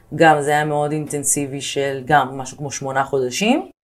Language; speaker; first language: Hebrew; native; Hebrew